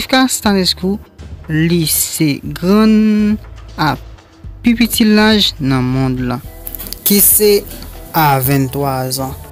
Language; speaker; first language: French; non-native, learner; Haitian Creole